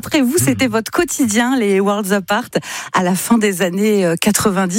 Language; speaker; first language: French; native; French